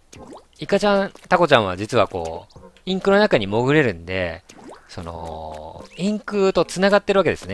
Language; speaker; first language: Japanese; native; Japanese